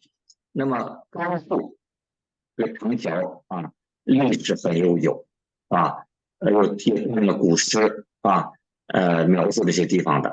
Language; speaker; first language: Chinese; native; Chinese